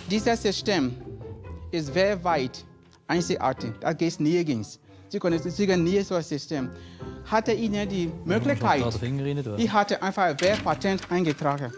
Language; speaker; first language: German; non-native, learner; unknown